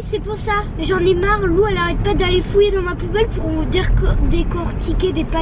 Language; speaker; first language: French; native; French